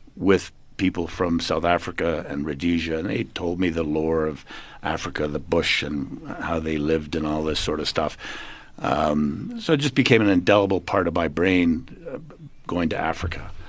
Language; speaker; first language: English; native; English